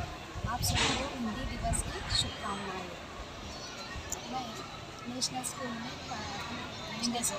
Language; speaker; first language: Hindi; non-native, fluent; Telugu